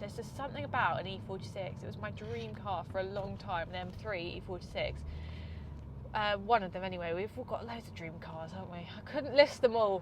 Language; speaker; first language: English; native; English